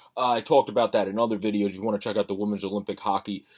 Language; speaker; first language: English; native; English